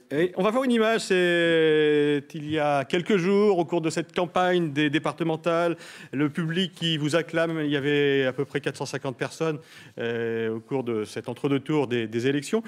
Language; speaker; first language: French; native; French